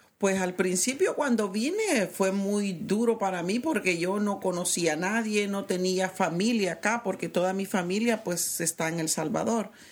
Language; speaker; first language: Spanish; native; Spanish